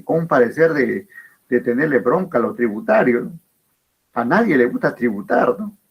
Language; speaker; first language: Spanish; native; Spanish